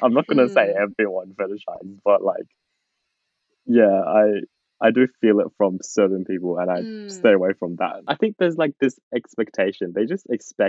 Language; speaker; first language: English; native; English